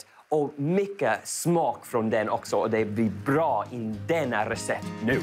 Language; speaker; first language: Swedish; non-native, learner; English